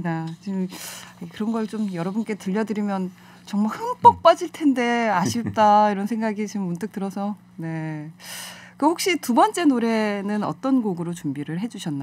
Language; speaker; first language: Korean; native; Korean